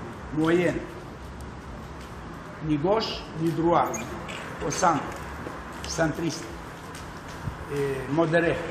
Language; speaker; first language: French; non-native, learner; Russian